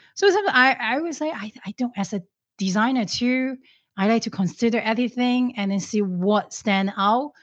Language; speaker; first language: English; non-native, local second language; Cantonese